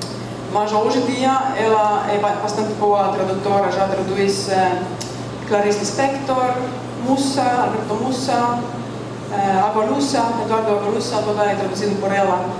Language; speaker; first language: Portuguese; non-native, fluent; Estonian